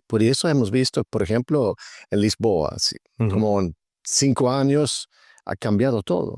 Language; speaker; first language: Spanish; non-native, fluent; Swedish